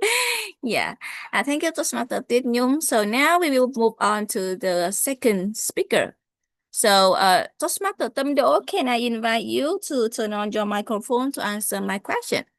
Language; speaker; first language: English; non-native, learner; Vietnamese